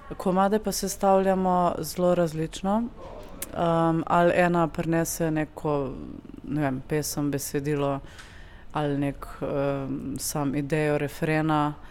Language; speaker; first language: Slovenian; native; Slovenian